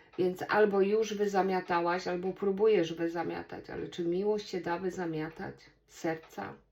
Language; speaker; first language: Polish; native; Polish